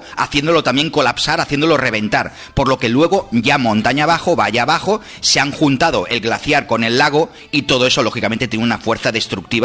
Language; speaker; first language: Spanish; native; Spanish